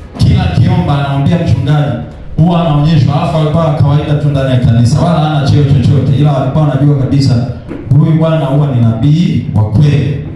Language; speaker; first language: Swahili; native; Swahili